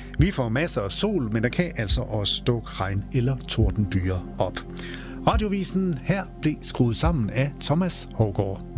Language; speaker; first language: Danish; native; Danish